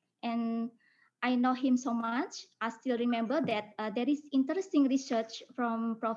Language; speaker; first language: English; non-native, fluent; Indonesian